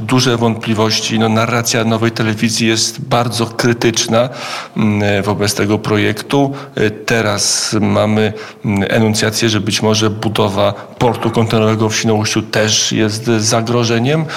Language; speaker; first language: Polish; native; Polish